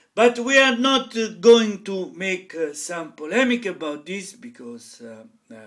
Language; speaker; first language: English; non-native, fluent; Italian